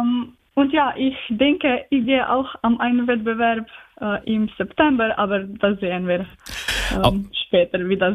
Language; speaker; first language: German; non-native, learner; Slovenian